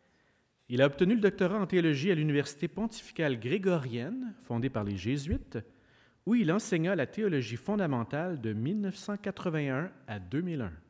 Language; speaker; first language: French; native; French